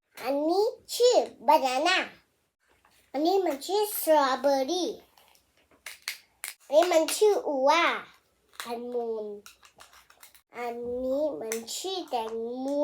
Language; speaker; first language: Thai; early bilingual, heritage; Thai